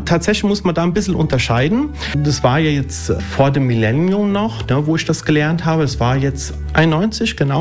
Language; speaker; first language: German; early bilingual, other home language; Italian